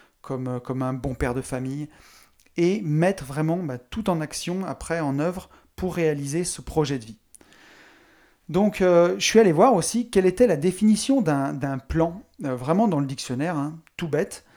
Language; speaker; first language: French; native; French